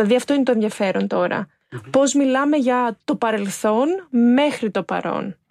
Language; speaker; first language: Greek; early bilingual, other home language; Albanian